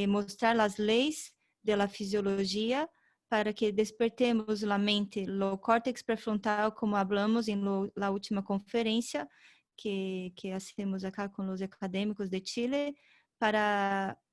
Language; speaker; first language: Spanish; non-native, learner; Portuguese